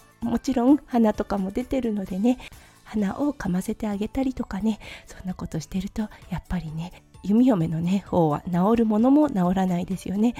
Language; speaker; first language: Japanese; native; Japanese